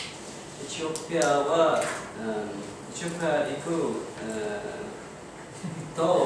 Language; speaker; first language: Japanese; non-native, learner; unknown